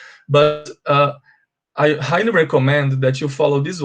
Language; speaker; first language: English; non-native, fluent; Portuguese